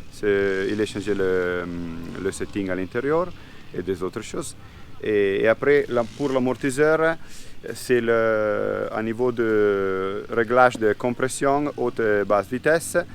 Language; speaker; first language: French; non-native, learner; Italian